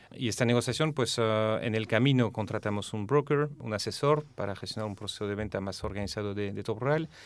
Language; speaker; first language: Spanish; non-native, fluent; French